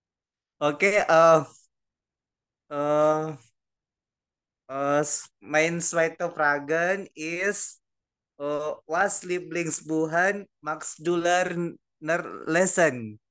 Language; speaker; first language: German; non-native, learner; Indonesian